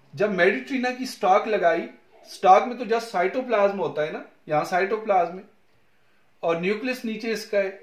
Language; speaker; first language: Urdu; non-native, local second language; Punjabi